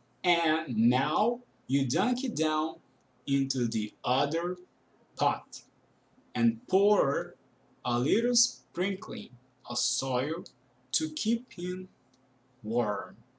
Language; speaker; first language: English; non-native, fluent; Portuguese